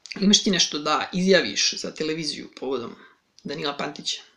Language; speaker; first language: Serbian; native; Serbian